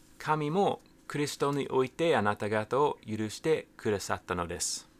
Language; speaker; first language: Japanese; non-native, fluent; English